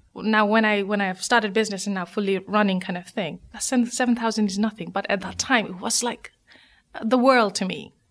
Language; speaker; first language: English; non-native, local second language; Nepali